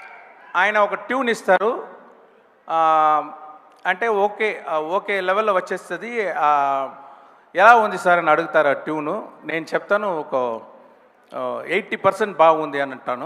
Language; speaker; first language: Telugu; non-native, learner; Tamil